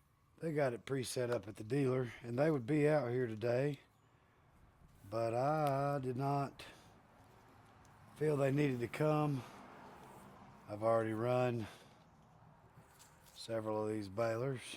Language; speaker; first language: English; native; English